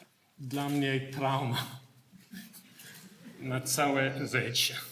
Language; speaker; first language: Polish; non-native, learner; English